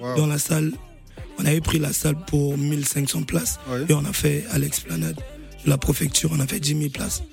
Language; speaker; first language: French; non-native, local second language; Lingala